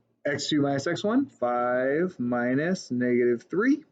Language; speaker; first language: English; native; English